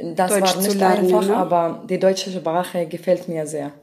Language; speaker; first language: German; non-native, learner; Arabic